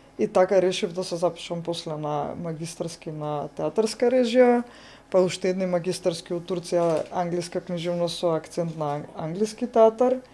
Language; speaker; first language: Macedonian; non-native, local second language; Turkish